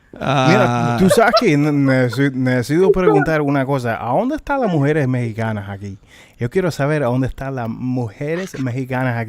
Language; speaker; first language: Spanish; early bilingual, heritage; Spanish